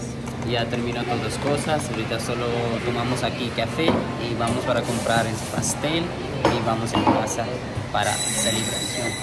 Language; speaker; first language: Spanish; non-native, learner; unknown